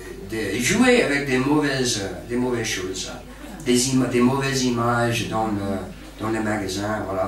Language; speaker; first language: French; non-native, fluent; English